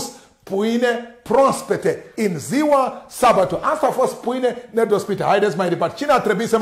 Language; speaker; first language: Romanian; non-native, learner; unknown